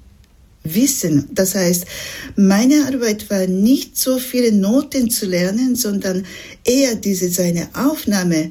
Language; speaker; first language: German; non-native, fluent; Japanese